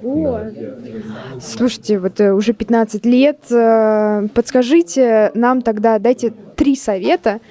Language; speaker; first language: Russian; native; Russian